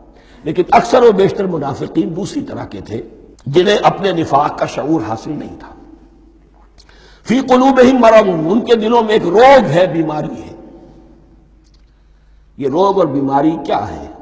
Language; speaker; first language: Urdu; native; Urdu